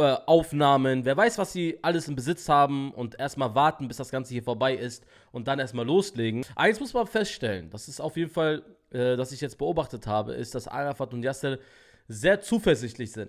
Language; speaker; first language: German; native; German